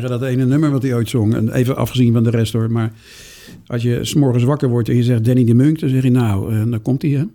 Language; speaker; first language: Dutch; native; Dutch